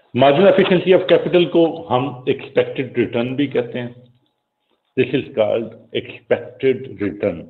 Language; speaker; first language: Urdu; native; Urdu